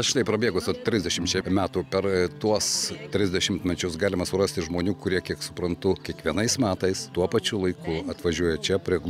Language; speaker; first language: Lithuanian; native; Lithuanian